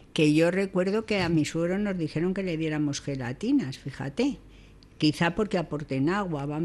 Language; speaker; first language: Spanish; native; Spanish